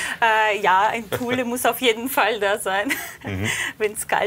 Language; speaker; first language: German; non-native, fluent; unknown